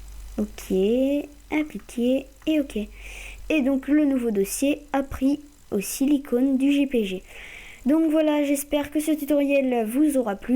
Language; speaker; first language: French; native; French